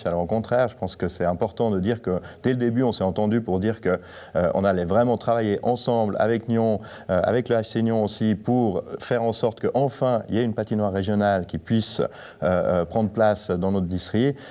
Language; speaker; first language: French; native; French